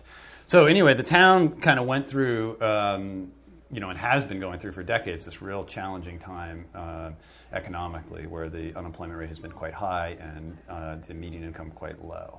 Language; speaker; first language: English; native; English